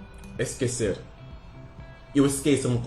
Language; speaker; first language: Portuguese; non-native, learner; English